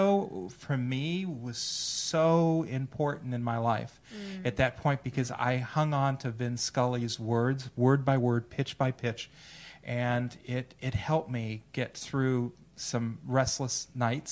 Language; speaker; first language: English; early bilingual, other home language; Italian